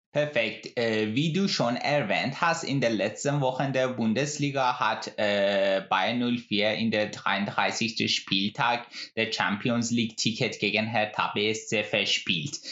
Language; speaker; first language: German; non-native, fluent; Persian